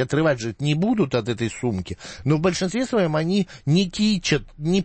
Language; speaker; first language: Russian; native; Russian